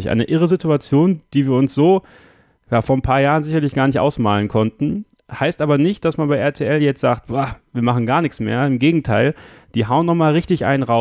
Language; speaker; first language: German; native; German